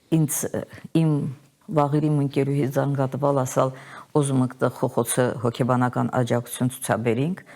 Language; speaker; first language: Armenian; native; Armenian